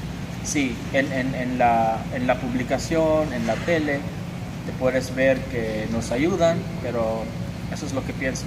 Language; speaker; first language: Spanish; non-native, fluent; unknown